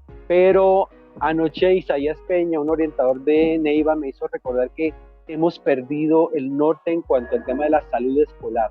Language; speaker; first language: Spanish; native; Spanish